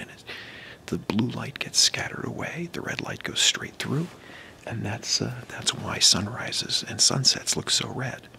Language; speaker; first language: English; native; English